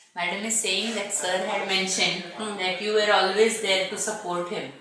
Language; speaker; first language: English; non-native, local second language; Marathi